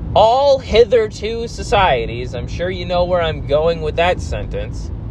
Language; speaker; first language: English; native; English